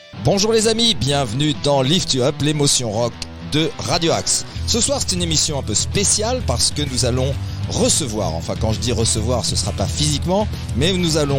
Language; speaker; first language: French; native; French